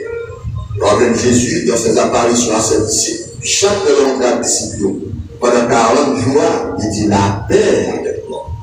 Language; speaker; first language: French; non-native, local second language; Haitian Creole